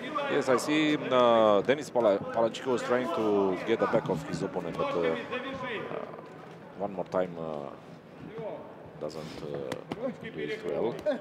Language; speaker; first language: English; non-native, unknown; Romanian